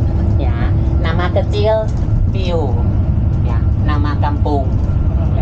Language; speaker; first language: Indonesian; non-native, fluent; Thai